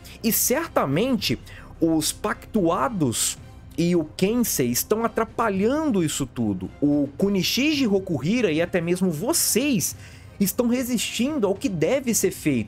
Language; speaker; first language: Portuguese; native; Portuguese